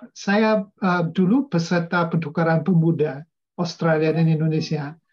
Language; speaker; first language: Indonesian; non-native, fluent; English